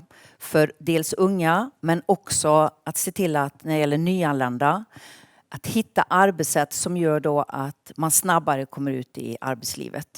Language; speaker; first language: Swedish; native; Swedish